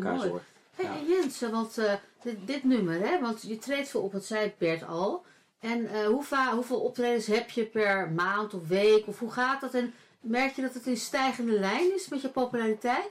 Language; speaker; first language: Dutch; native; Dutch